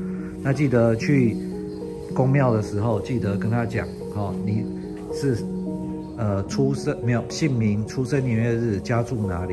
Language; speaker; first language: Chinese; native; Chinese